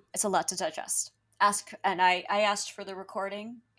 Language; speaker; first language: English; early bilingual, other home language; Spanish